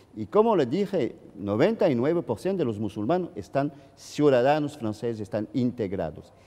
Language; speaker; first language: Spanish; non-native, fluent; French